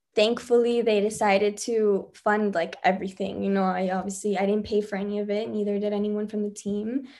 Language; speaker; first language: English; early bilingual, other home language; Spanish